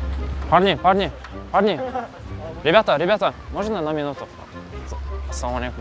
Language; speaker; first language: Russian; non-native, local second language; Kazakh